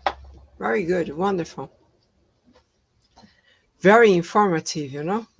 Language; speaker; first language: English; non-native, fluent; Portuguese